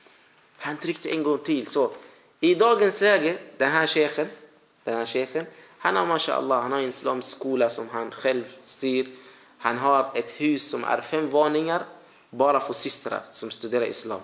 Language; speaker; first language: Swedish; non-native, fluent; Arabic